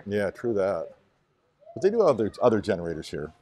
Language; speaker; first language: English; native; English